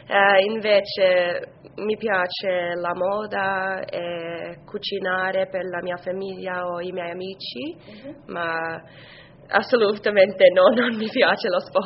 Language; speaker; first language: Italian; non-native, learner; English